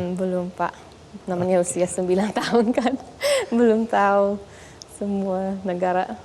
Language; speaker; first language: Indonesian; non-native, fluent; English